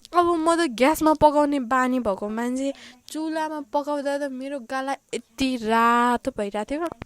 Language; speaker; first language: Nepali; native; Nepali